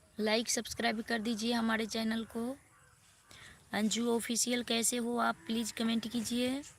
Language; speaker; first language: Hindi; native; Hindi